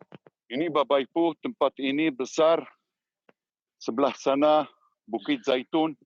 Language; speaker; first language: Indonesian; non-native, learner; Hebrew